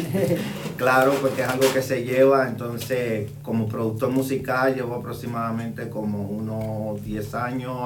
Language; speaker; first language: Spanish; native; Spanish